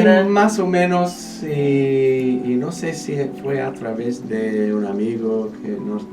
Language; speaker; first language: Spanish; non-native, fluent; English